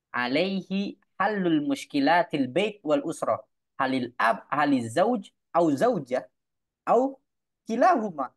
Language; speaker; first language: Arabic; non-native, fluent; Indonesian